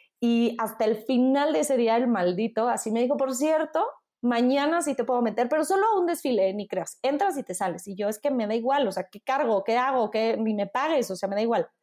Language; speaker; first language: Spanish; native; Spanish